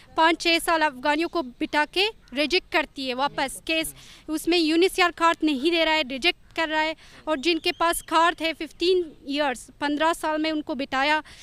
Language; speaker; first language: Hindi; non-native, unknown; Persian